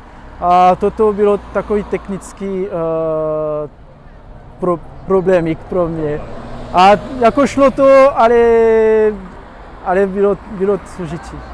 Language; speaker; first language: Czech; non-native, fluent; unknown